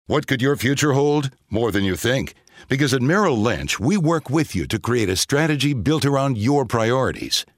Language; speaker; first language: English; native; English